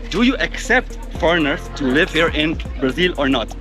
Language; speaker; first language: English; non-native, fluent; Hindi